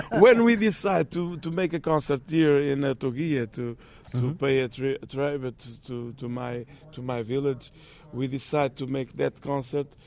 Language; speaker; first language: English; non-native, fluent; Portuguese